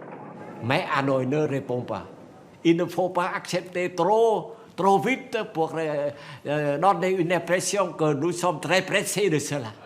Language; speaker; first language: French; non-native, fluent; Vietnamese